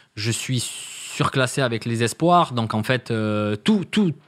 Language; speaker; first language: French; native; French